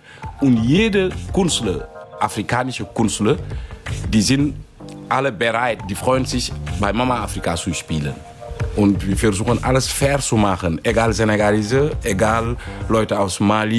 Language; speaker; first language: German; non-native, fluent; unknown